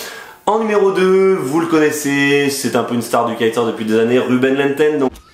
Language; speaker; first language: French; native; French